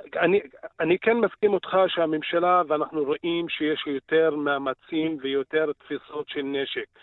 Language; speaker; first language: Hebrew; non-native, local second language; Arabic